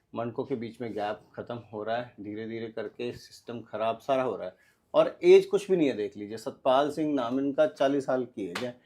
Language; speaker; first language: Hindi; non-native, local second language; Punjabi